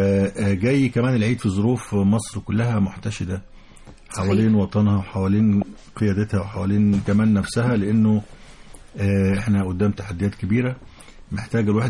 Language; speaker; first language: Arabic; native; Arabic